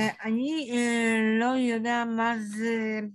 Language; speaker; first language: Hebrew; non-native, learner; Polish